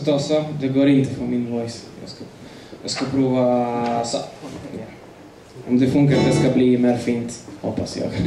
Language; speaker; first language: Swedish; non-native, learner; Russian